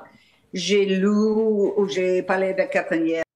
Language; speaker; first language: French; non-native, fluent; English